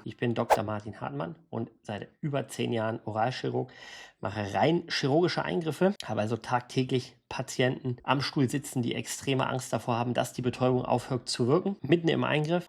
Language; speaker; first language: German; native; German